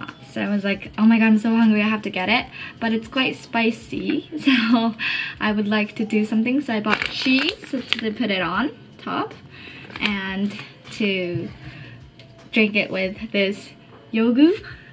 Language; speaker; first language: English; early bilingual, other home language; Japanese